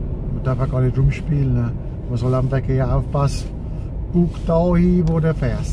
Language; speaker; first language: German; native; German